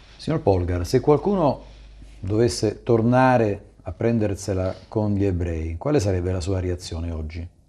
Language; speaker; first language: Italian; native; Italian